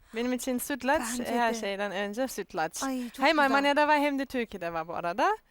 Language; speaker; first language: Turkish; non-native, fluent; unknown